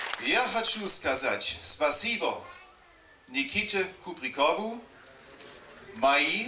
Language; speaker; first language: Russian; non-native, learner; German